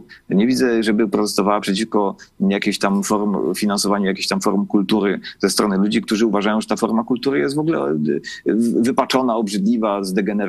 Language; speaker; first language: Polish; native; Polish